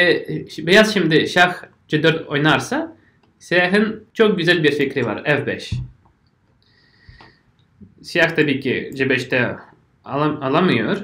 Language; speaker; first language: Turkish; non-native, fluent; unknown